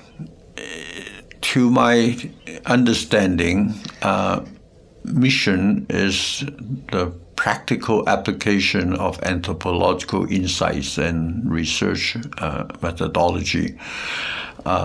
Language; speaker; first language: English; non-native, local second language; Cantonese